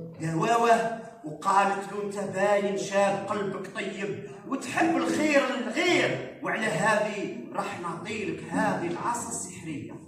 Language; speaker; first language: Arabic; native; Arabic